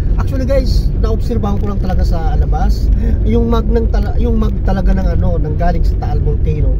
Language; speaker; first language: Filipino; non-native, local second language; Bikol